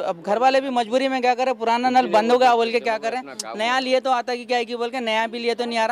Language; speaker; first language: Hindi; non-native, local second language; Telugu